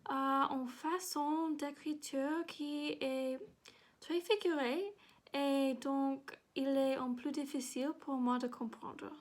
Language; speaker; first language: French; non-native, learner; English